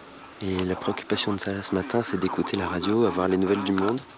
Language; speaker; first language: French; native; French